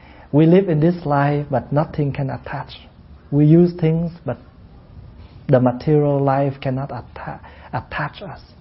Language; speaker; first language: English; non-native, fluent; Vietnamese